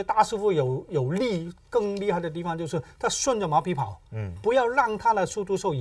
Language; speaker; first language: Chinese; native; Chinese